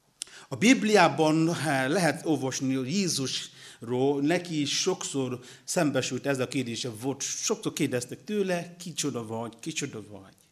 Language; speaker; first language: Hungarian; non-native, learner; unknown